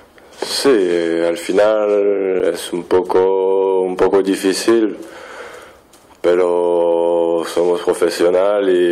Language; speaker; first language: Spanish; non-native, fluent; French